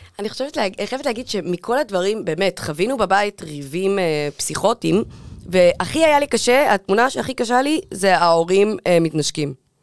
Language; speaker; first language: Hebrew; native; Hebrew